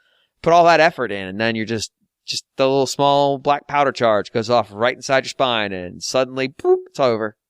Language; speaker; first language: English; native; English